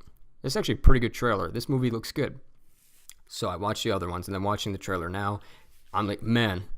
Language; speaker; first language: English; native; English